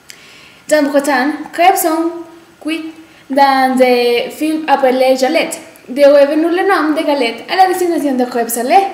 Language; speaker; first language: French; non-native, learner; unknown